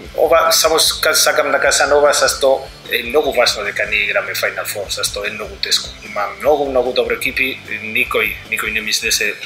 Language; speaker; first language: Macedonian; non-native, learner; Spanish